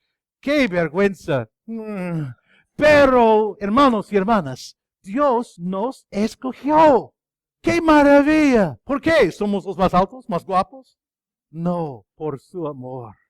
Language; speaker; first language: Spanish; non-native, fluent; English